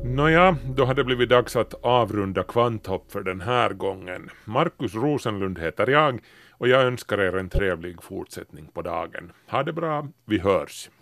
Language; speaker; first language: Swedish; native; Swedish